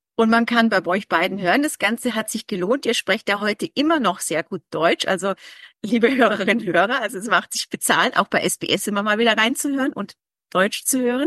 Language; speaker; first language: German; native; German